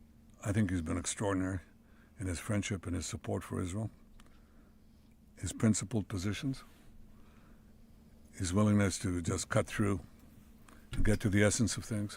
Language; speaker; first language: English; non-native, fluent; Hebrew